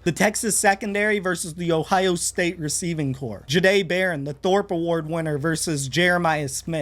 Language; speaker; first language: English; native; English